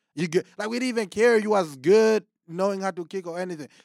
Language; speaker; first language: English; non-native, local second language; Rundi